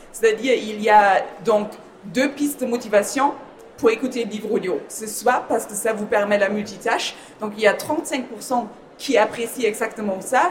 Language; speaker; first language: French; non-native, fluent; German